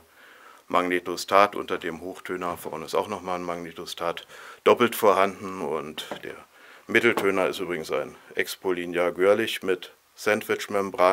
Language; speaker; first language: German; native; German